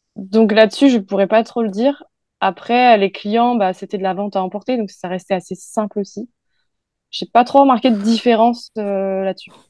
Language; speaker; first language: French; native; French